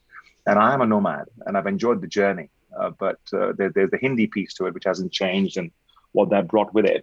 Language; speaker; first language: English; non-native, local second language; Hindi